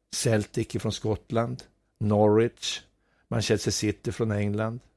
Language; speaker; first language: Swedish; native; Swedish